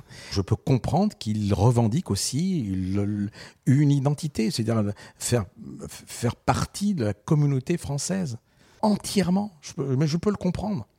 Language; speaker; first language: French; early bilingual, other home language; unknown